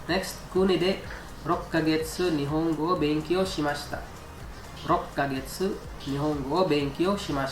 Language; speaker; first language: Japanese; non-native, fluent; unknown